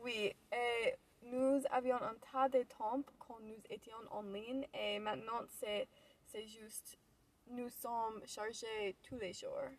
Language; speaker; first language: French; non-native, learner; English